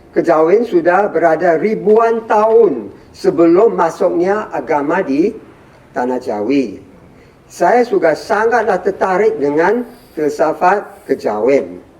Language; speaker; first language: Indonesian; non-native, fluent; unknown